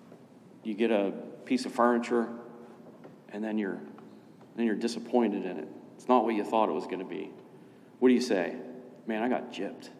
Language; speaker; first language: English; native; English